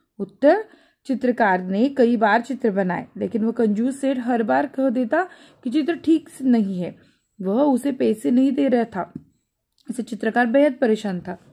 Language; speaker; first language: Hindi; non-native, local second language; Marathi